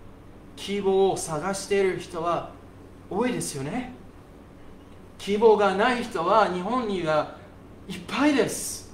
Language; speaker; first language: Japanese; non-native, fluent; English